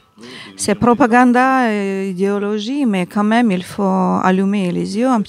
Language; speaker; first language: French; non-native, learner; Ukrainian